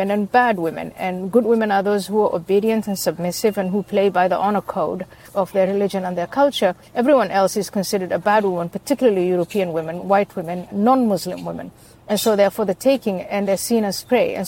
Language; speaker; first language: English; non-native, fluent; Somali